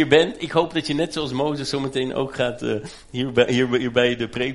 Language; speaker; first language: Dutch; native; Dutch